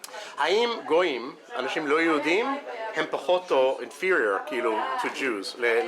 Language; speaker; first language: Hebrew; non-native, fluent; English